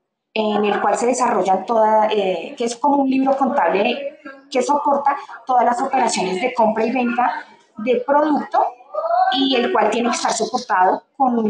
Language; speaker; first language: Spanish; native; Spanish